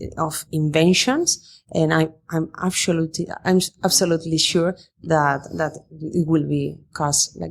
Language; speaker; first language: English; non-native, fluent; Spanish